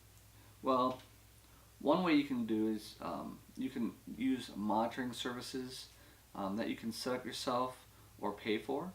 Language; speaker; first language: English; native; English